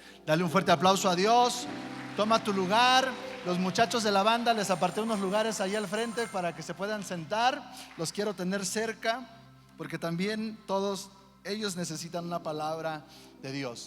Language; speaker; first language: Spanish; native; Spanish